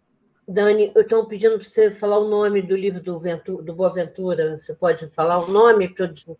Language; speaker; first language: Portuguese; native; Portuguese